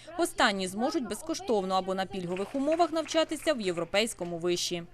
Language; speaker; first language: Ukrainian; native; Ukrainian